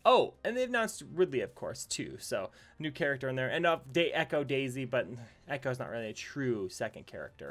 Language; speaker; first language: English; native; English